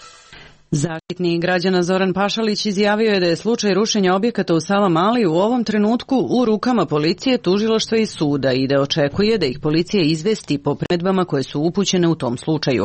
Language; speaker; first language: Serbian; native; Serbian